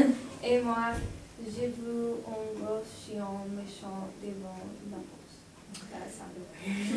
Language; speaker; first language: French; non-native, learner; English